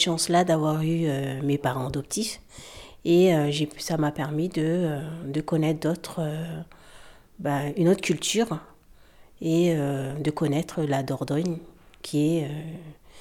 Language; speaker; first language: French; native; French